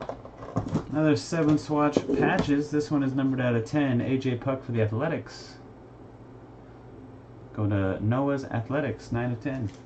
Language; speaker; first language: English; native; English